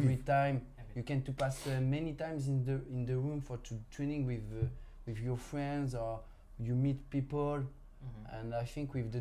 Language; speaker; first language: English; non-native, learner; French